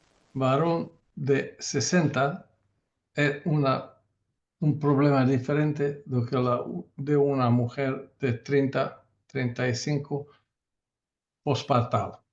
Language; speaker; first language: Spanish; non-native, learner; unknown